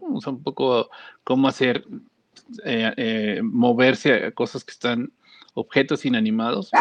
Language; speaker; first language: Spanish; native; Spanish